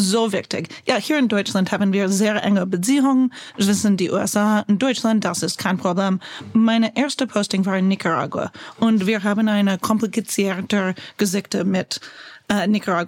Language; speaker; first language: German; non-native, learner; English